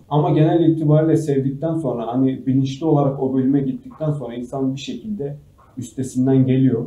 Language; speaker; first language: Turkish; native; Turkish